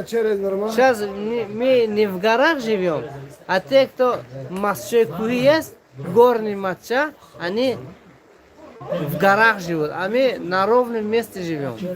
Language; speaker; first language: Russian; non-native, local second language; Tajik